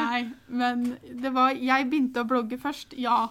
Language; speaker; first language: Norwegian; native; Norwegian